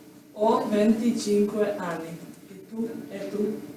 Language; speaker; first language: Italian; non-native, learner; Russian